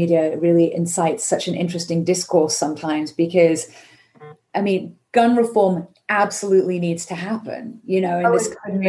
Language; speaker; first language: English; native; English